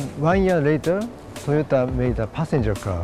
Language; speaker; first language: English; non-native, fluent; Japanese